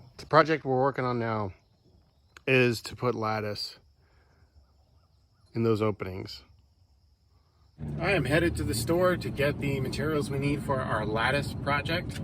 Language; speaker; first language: English; native; English